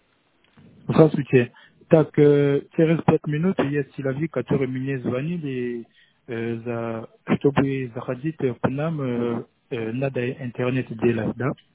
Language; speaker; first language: Russian; non-native, fluent; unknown